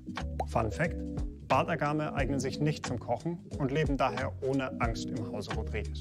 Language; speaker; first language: German; native; German